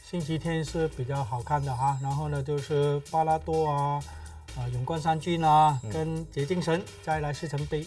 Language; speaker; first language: Chinese; native; Chinese